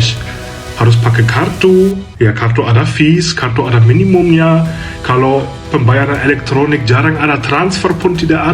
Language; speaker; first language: Indonesian; non-native, fluent; German